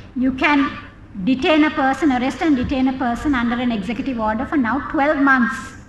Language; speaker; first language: English; non-native, local second language; Sinhala